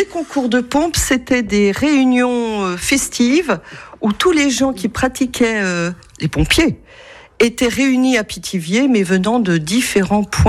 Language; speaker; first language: French; native; French